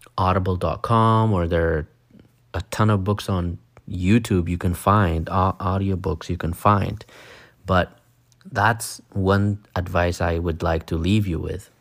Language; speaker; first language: English; non-native, fluent; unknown